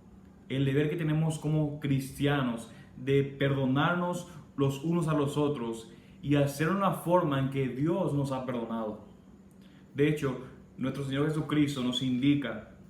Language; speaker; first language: Spanish; native; Spanish